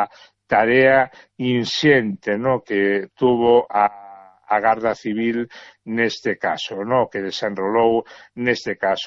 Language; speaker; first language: Galician; native; Galician